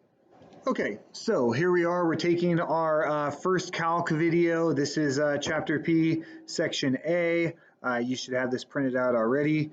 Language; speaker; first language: English; native; English